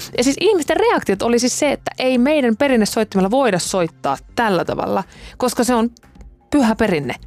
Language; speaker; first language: Finnish; native; Finnish